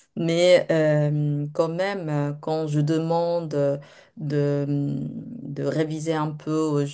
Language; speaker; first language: French; non-native, fluent; Japanese